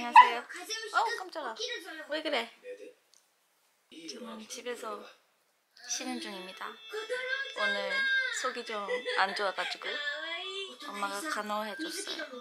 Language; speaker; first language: Korean; early bilingual, heritage; Korean